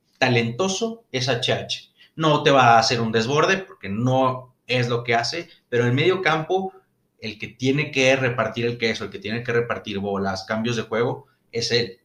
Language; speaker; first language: Spanish; native; Spanish